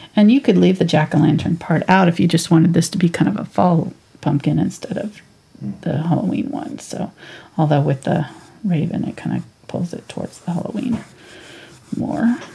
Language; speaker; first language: English; native; English